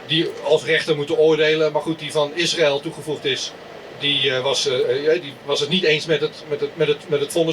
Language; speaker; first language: Dutch; native; Dutch